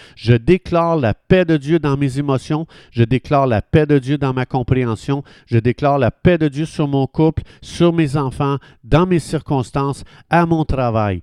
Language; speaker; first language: French; native; French